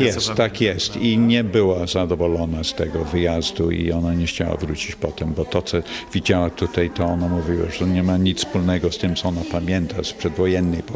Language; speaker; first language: Polish; early bilingual, heritage; English